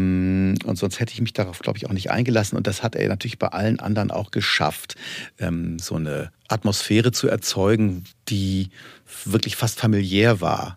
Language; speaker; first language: German; native; German